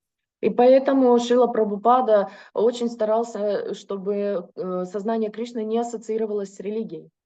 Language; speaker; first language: Russian; native; Russian